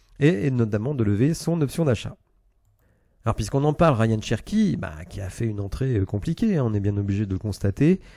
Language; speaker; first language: French; native; French